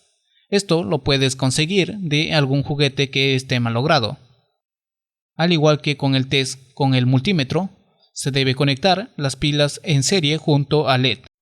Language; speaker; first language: Spanish; native; Spanish